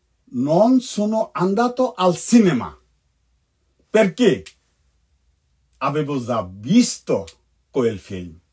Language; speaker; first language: Italian; non-native, fluent; Bangla